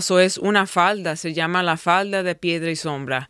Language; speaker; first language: Spanish; early bilingual, heritage; English